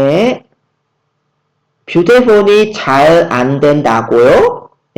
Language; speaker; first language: Korean; non-native, fluent; Khmer